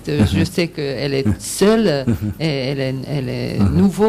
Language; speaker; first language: French; non-native, fluent; Serbian